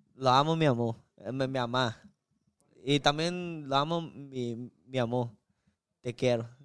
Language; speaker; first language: Spanish; non-native, learner; Chinese